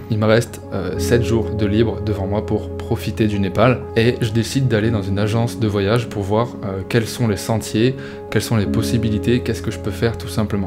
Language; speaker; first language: French; native; French